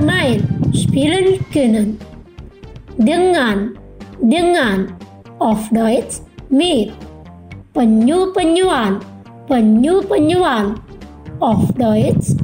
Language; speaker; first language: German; non-native, fluent; Indonesian